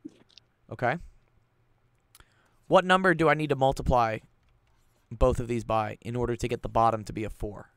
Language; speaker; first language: English; native; English